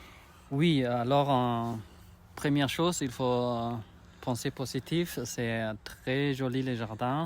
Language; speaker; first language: French; non-native, learner; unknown